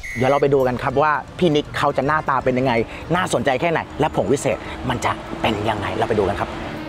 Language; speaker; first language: Thai; native; Thai